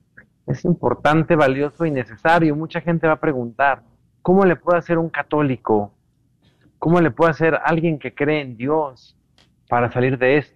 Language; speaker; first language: Spanish; native; Spanish